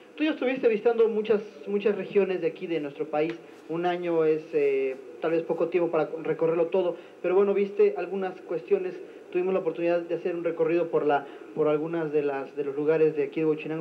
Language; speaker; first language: Spanish; native; Spanish